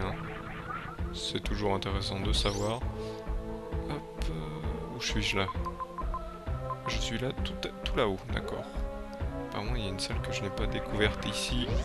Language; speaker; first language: French; native; French